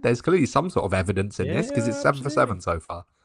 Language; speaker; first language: English; native; English